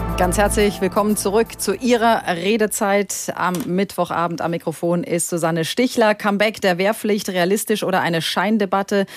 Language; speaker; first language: German; native; German